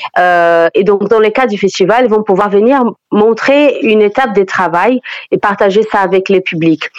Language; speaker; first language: French; non-native, fluent; Portuguese